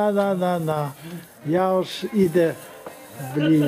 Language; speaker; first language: Polish; non-native, learner; Russian